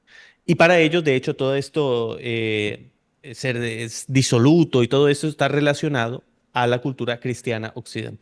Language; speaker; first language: Spanish; native; Spanish